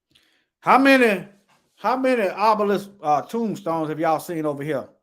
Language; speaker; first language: English; native; English